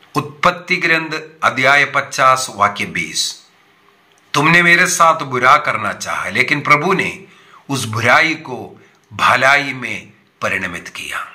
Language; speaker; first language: Hindi; non-native, local second language; Malayalam